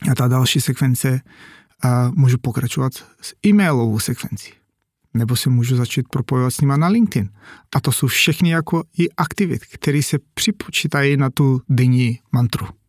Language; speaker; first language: Czech; non-native, fluent; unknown